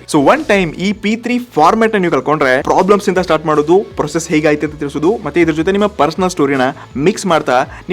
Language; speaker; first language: Kannada; native; Kannada